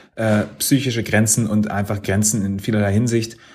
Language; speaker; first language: German; native; German